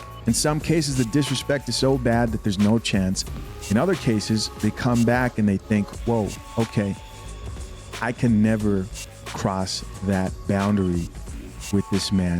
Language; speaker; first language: English; native; English